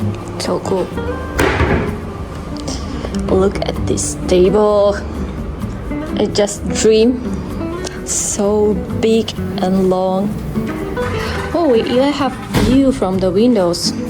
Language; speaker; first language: English; non-native, learner; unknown